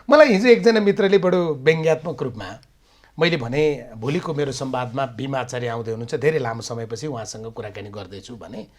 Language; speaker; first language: Nepali; native; Nepali